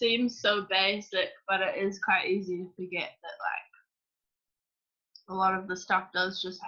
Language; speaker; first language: English; native; English